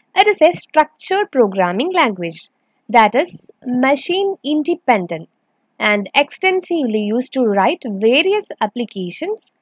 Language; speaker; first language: English; non-native, local second language; Malayalam